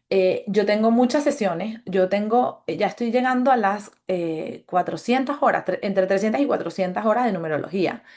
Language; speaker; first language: Spanish; native; Spanish